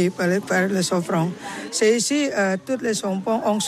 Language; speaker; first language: French; non-native, learner; Balinese